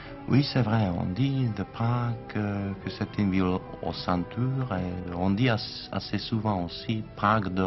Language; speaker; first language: French; non-native, fluent; Czech